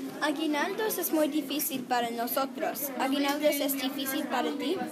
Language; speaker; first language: Spanish; non-native, learner; English